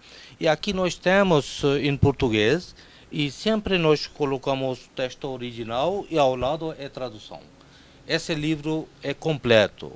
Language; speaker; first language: Portuguese; non-native, fluent; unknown